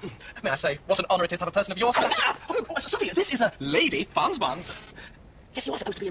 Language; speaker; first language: English; native; English